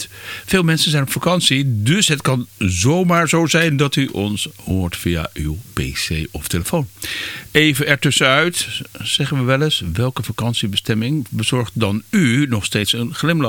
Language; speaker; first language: Dutch; native; Dutch